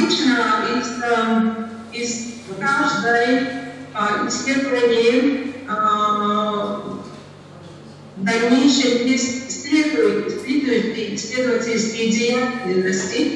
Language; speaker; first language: Russian; non-native, learner; Latvian